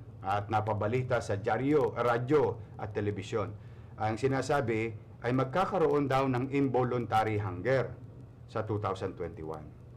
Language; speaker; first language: Filipino; native; Filipino